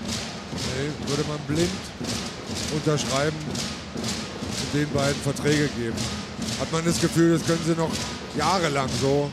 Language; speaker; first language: German; native; German